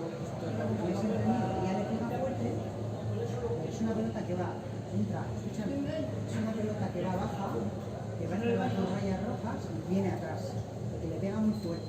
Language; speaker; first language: Spanish; native; Spanish